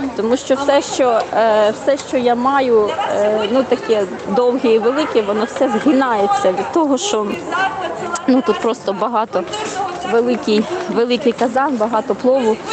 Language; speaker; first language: Ukrainian; native; Ukrainian